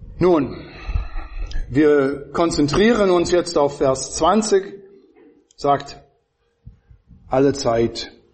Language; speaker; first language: German; non-native, fluent; English